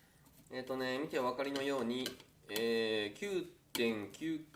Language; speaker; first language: Japanese; native; Japanese